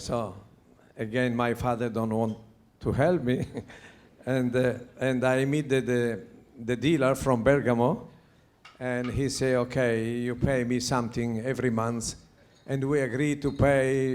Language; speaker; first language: English; non-native, learner; Italian